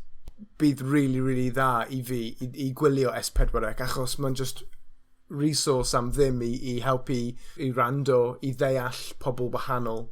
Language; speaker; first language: Welsh; non-native, learner; English